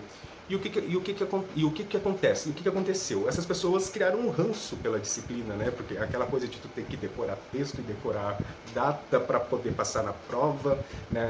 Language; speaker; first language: Portuguese; native; Portuguese